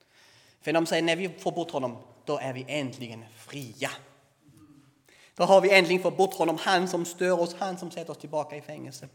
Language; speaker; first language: Swedish; non-native, fluent; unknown